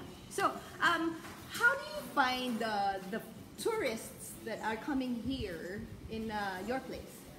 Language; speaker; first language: English; non-native, local second language; Filipino